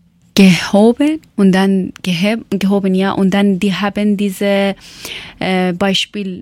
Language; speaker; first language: German; non-native, learner; Persian